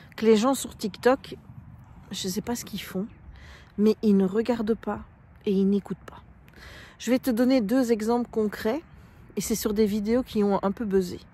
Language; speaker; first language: French; native; French